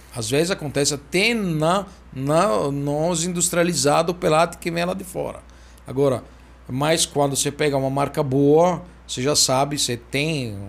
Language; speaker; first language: Portuguese; non-native, fluent; Italian